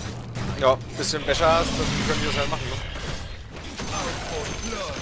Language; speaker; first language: German; native; German